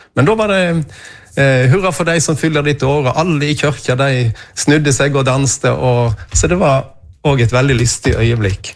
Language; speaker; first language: Norwegian; native; Norwegian